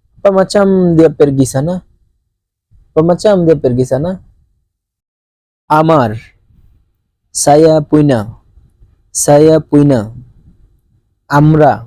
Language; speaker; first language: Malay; non-native, learner; Bangla